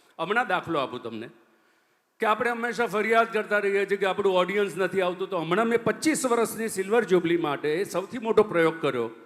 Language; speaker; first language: Gujarati; native; Gujarati